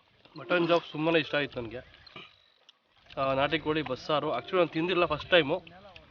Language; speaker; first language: Kannada; native; Kannada